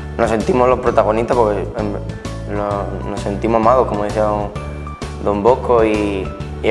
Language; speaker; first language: Spanish; native; Spanish